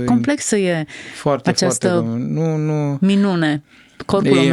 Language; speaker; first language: Romanian; native; Romanian